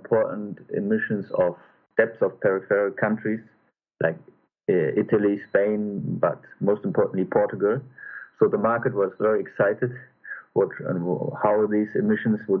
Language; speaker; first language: English; non-native, fluent; German